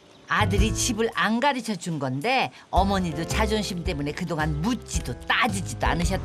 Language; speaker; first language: Korean; native; Korean